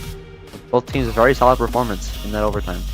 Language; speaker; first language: English; native; English